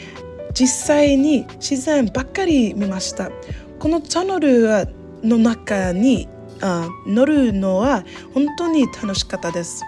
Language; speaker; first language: Japanese; non-native, learner; English